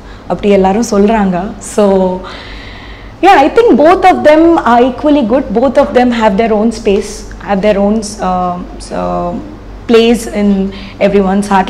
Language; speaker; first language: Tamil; non-native, fluent; Odia